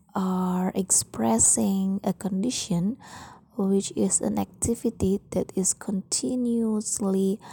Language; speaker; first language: English; non-native, fluent; Indonesian